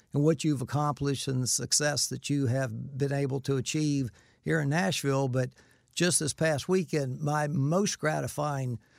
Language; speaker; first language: English; native; English